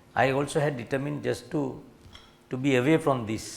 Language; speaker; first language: English; non-native, local second language; Sinhala